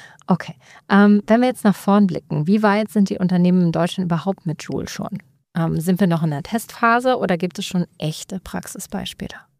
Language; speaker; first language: German; native; German